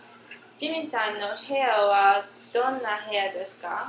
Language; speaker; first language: Japanese; non-native, learner; English